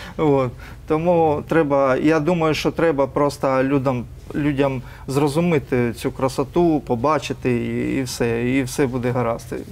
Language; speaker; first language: Ukrainian; non-native, local second language; Russian